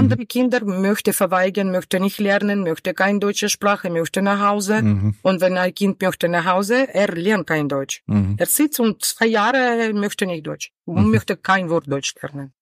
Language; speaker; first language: German; non-native, learner; Ukrainian